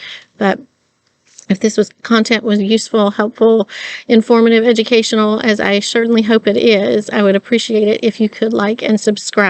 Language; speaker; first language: English; native; English